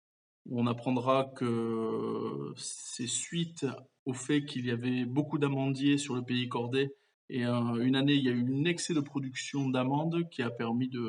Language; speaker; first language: French; native; French